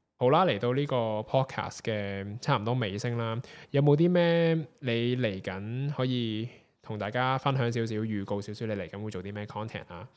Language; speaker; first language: Cantonese; native; Cantonese